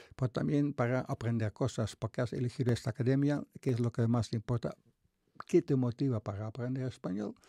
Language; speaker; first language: Spanish; non-native, fluent; Dutch